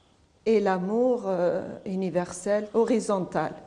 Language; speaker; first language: French; non-native, local second language; Arabic